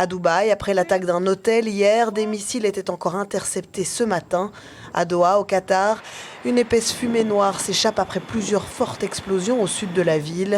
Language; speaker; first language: French; native; French